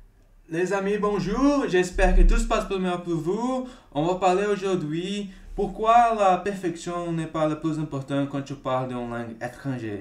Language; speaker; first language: French; non-native, fluent; Portuguese